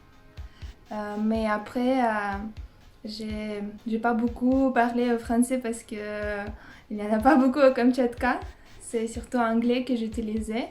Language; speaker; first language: French; non-native, fluent; Russian